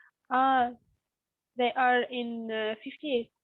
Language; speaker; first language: English; non-native, learner; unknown